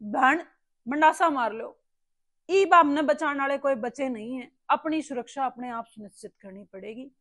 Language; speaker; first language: Hindi; native; Hindi